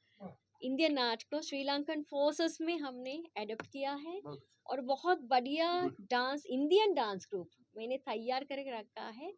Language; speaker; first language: Hindi; non-native, fluent; Sinhala